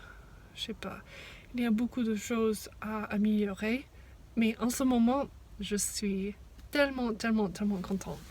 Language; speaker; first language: French; non-native, fluent; English